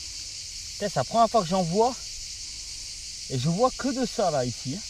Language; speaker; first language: French; native; French